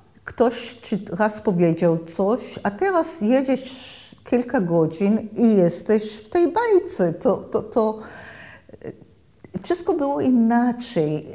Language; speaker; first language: Polish; early bilingual, heritage; Polish